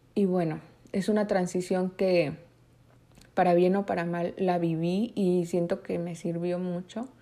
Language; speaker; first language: Spanish; native; Spanish